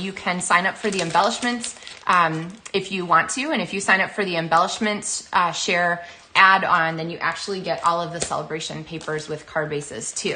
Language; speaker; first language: English; native; English